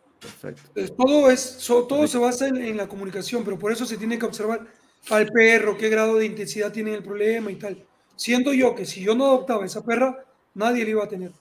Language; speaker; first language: Spanish; native; Spanish